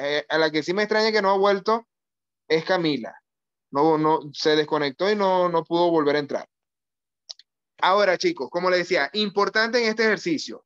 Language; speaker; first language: Spanish; native; Spanish